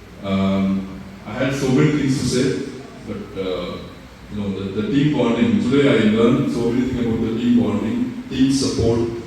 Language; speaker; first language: English; non-native, local second language; Tamil